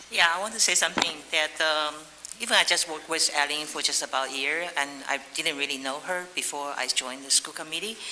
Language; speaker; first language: English; non-native, fluent; Chinese